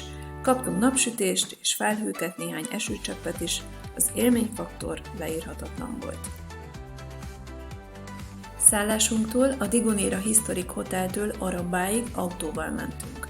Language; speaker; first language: Hungarian; native; Hungarian